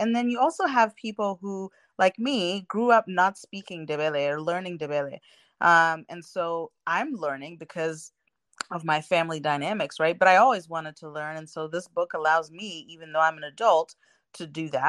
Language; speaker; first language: English; non-native, local second language; Shona